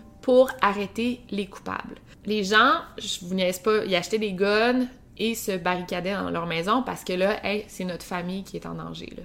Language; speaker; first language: French; native; French